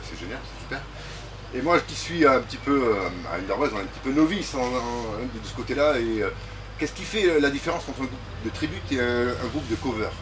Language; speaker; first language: French; native; French